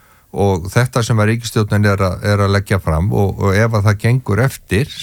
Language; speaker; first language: Icelandic; native; Icelandic